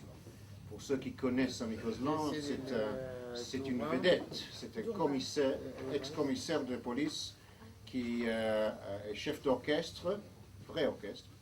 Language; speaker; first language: French; non-native, fluent; English